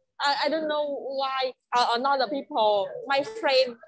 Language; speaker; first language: English; non-native, learner; Vietnamese